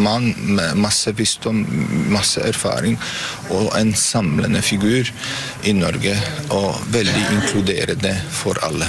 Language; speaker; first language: Norwegian; non-native, learner; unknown